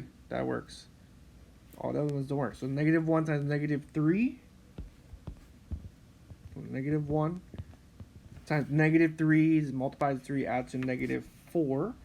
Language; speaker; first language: English; native; English